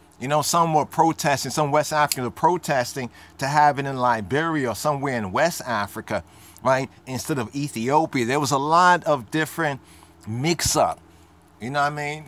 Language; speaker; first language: English; native; English